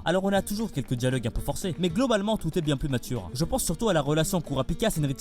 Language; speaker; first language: French; native; French